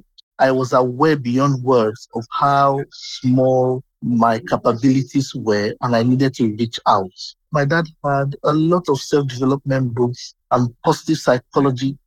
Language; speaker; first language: English; non-native, local second language; Yoruba